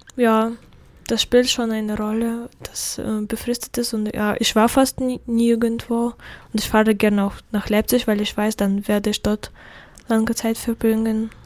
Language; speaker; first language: German; non-native, fluent; Russian